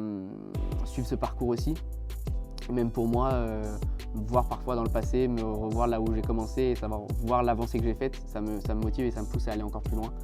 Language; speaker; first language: French; native; French